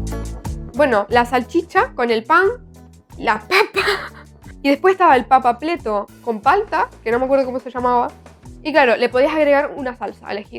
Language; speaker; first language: Spanish; native; Spanish